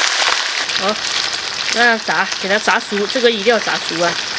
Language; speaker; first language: Chinese; native; Chinese